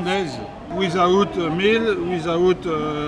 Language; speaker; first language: English; non-native, learner; French